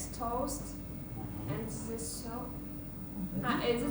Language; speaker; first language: English; non-native, learner; Russian